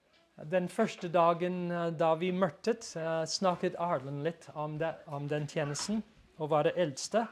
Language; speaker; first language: Norwegian; non-native, fluent; English